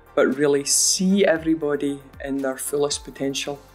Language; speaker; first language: English; native; English